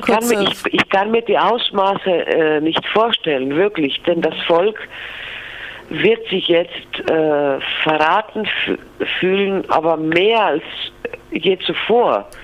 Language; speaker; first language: German; non-native, fluent; Greek